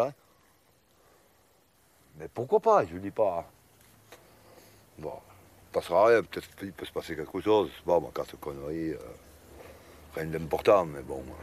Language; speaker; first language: French; native; French